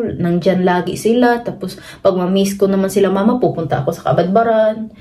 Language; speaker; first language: Filipino; non-native, local second language; Cebuano